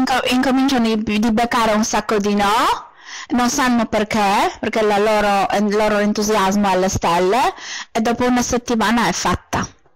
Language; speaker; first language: Italian; non-native, fluent; Polish